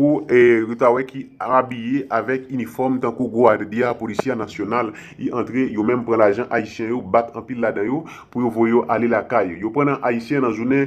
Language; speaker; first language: Haitian Creole; native; Haitian Creole